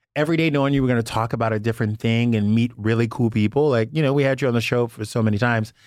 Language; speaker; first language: English; native; English